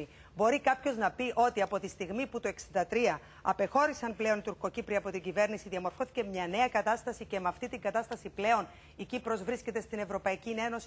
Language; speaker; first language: Greek; native; Greek